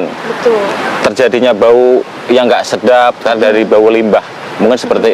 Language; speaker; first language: Indonesian; native; Indonesian